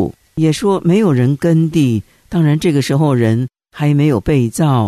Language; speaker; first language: Chinese; native; Chinese